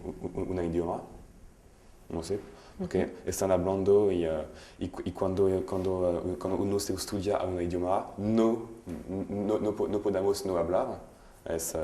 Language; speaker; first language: Spanish; non-native, learner; French